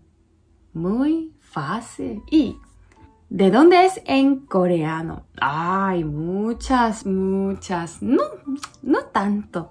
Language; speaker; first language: Spanish; non-native, learner; Korean